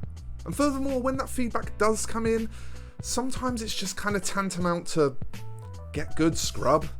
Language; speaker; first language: English; native; English